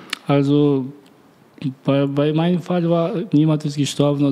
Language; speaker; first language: German; non-native, learner; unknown